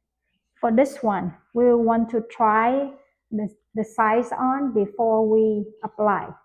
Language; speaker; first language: English; non-native, fluent; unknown